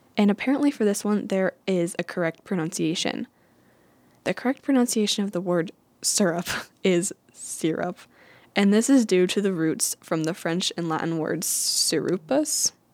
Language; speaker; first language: English; native; English